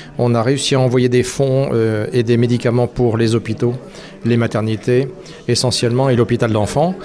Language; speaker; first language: French; native; French